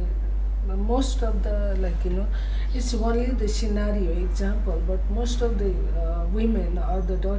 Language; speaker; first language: English; non-native, local second language; Nepali